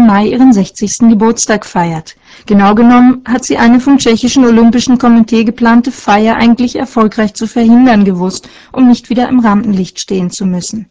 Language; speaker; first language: German; native; German